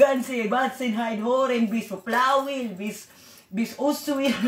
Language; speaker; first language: German; non-native, learner; Waray